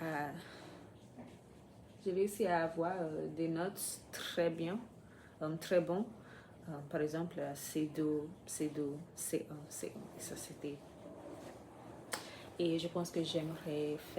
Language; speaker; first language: French; non-native, fluent; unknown